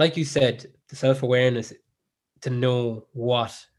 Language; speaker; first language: English; native; English